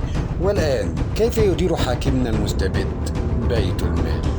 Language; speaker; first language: Arabic; native; Arabic